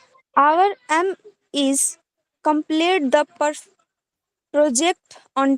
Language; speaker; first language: English; non-native, learner; Hindi